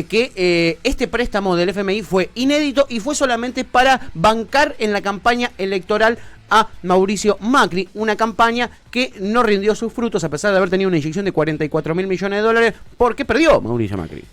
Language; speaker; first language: Spanish; native; Spanish